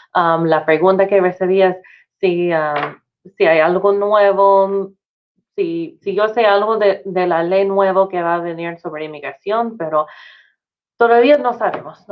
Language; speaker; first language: Spanish; non-native, fluent; English